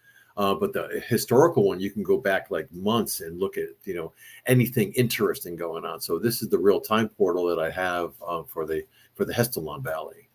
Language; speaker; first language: English; native; English